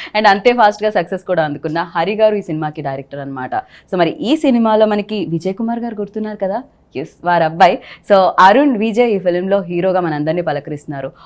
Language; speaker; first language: Telugu; native; Telugu